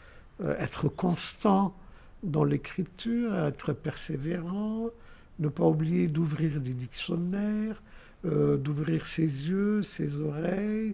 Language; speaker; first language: French; non-native, local second language; Arabic